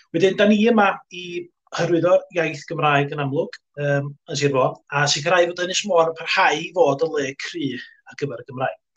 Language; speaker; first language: Welsh; native; Welsh